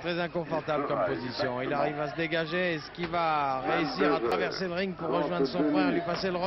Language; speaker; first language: French; native; French